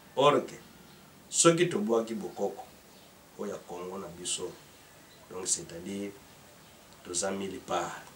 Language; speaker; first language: Lingala; non-native, local second language; Kongo